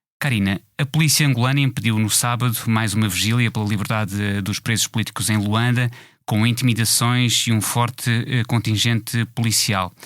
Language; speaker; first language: Portuguese; native; Portuguese